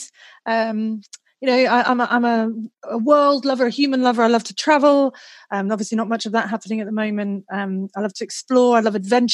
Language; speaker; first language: English; native; English